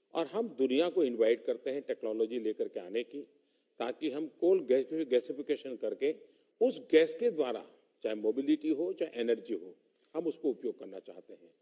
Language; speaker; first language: Hindi; non-native, local second language; Gujarati